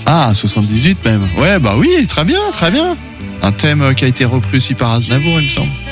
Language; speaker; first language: French; native; French